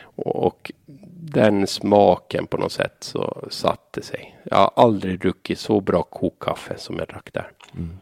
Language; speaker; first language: Swedish; native; Swedish